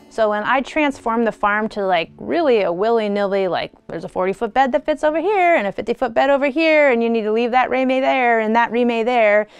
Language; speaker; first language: English; native; English